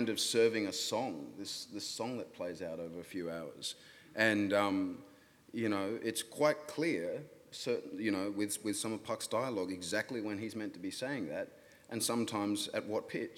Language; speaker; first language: English; native; English